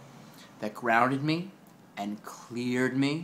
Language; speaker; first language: English; native; English